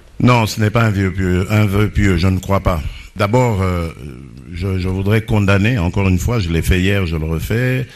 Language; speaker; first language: French; non-native, local second language; Lingala